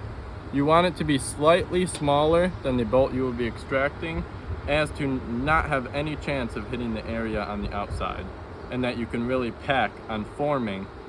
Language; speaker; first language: English; native; English